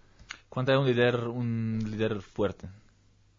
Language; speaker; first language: Spanish; non-native, learner; Hebrew